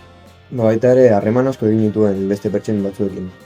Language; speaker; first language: Basque; non-native, local second language; Spanish